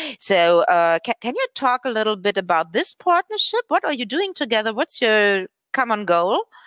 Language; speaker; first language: English; non-native, fluent; German